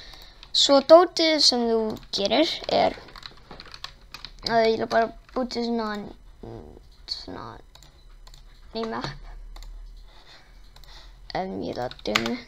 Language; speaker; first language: Icelandic; non-native, learner; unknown